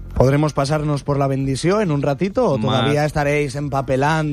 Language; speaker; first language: Spanish; native; Spanish